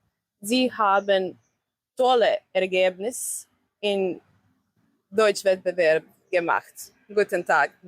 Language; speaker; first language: German; non-native, learner; Croatian